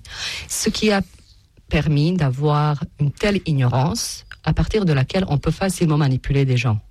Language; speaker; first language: French; non-native, fluent; Serbian